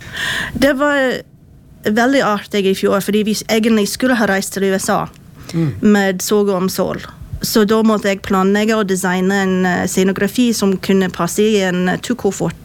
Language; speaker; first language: Norwegian; non-native, fluent; English